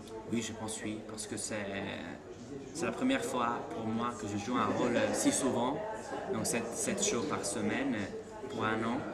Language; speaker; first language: French; non-native, fluent; Italian